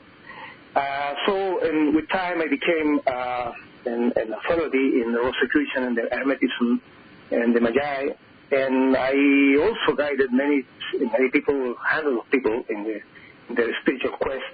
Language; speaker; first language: English; non-native, fluent; Spanish